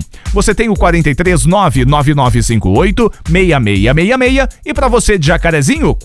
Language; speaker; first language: Portuguese; native; Portuguese